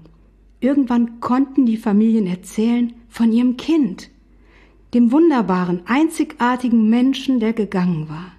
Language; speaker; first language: German; native; German